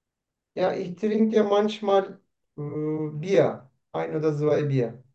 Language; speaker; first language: German; non-native, learner; Turkish